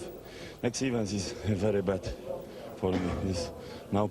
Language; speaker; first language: English; non-native, learner; Polish